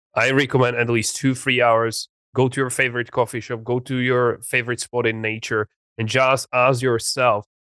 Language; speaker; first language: English; non-native, fluent; Czech